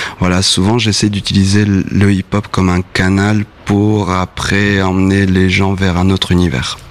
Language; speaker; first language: French; non-native, fluent; Spanish